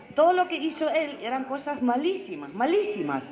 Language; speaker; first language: Spanish; non-native, fluent; German